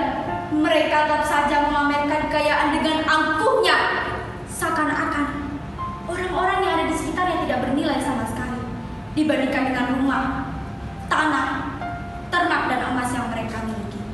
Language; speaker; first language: Indonesian; native; Indonesian